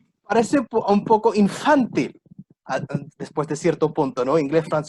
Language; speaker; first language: Spanish; non-native, fluent; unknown